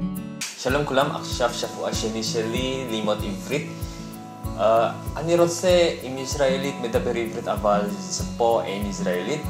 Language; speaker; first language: Hebrew; non-native, learner; Indonesian